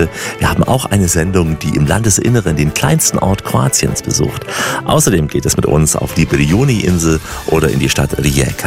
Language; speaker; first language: German; native; German